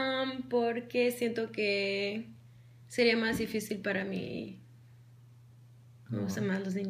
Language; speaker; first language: Spanish; early bilingual, heritage; Spanish